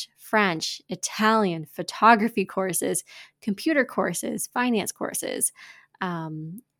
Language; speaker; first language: English; native; English